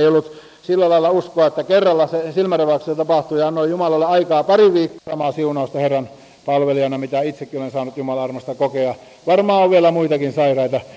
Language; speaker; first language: Finnish; native; Finnish